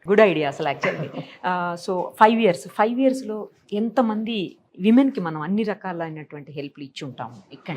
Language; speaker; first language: Telugu; native; Telugu